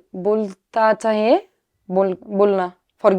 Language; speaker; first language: Hindi; non-native, learner; Spanish